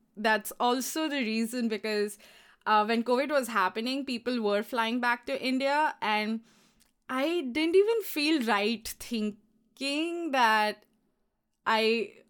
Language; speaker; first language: English; non-native, local second language; Hindi